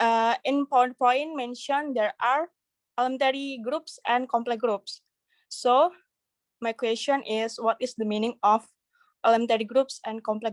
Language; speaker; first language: English; non-native, learner; Indonesian